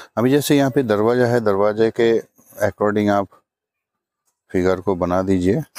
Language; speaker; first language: Hindi; non-native, local second language; Bangla